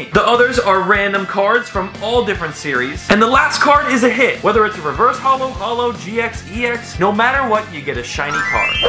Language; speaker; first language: English; native; English